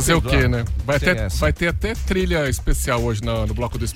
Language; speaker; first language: Portuguese; native; Portuguese